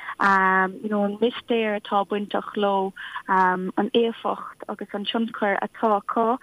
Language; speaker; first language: Irish; non-native, local second language; English